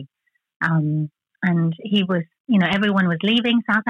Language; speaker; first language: English; early bilingual, other home language; Chinese